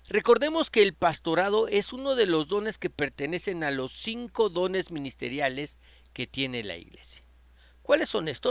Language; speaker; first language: Spanish; native; Spanish